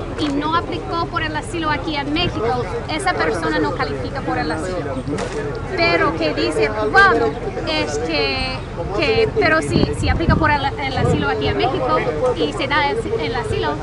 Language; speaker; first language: Spanish; non-native, fluent; English